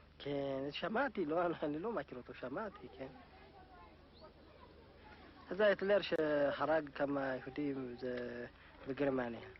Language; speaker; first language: Hebrew; non-native, learner; Amharic